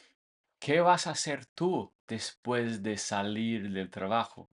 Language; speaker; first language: Spanish; non-native, fluent; English